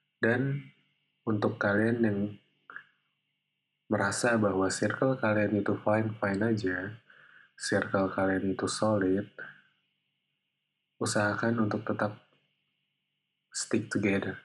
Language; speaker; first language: Indonesian; native; Indonesian